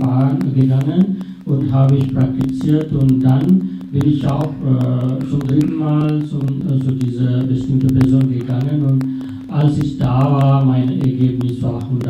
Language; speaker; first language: German; non-native, fluent; Sinhala